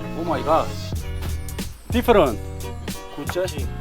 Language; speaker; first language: English; non-native, learner; Korean